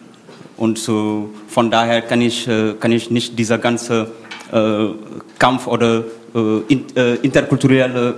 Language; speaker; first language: German; non-native, fluent; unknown